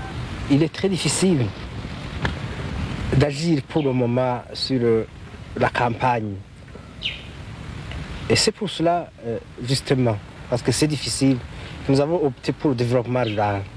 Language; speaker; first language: French; non-native, local second language; Rundi